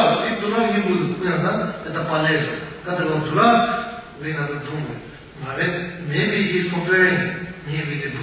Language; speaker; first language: Russian; non-native, learner; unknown